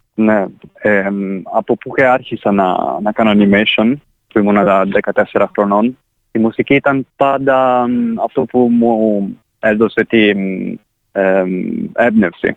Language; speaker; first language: Greek; non-native, fluent; Italian